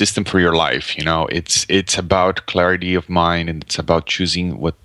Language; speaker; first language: English; non-native, fluent; Portuguese